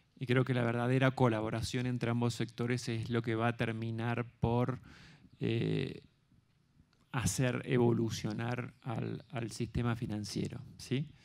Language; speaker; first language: Spanish; native; Spanish